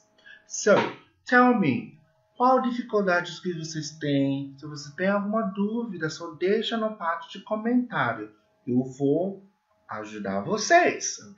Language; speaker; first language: Portuguese; non-native, learner; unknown